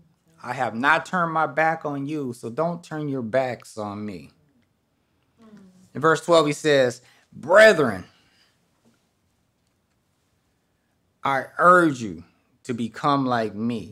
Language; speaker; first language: English; native; English